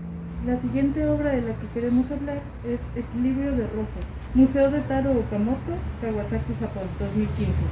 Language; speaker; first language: Spanish; native; Spanish